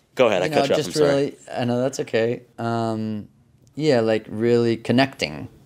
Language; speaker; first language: English; native; English